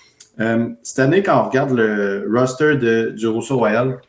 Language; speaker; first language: French; native; French